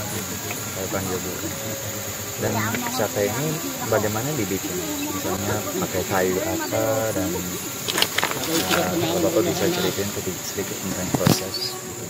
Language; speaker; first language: Indonesian; non-native, fluent; English